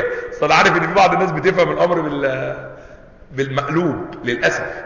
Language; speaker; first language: Arabic; native; Arabic